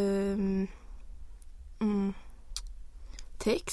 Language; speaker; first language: French; non-native, learner; Swedish